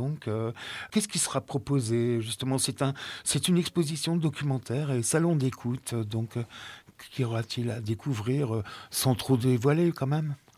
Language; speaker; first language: French; native; French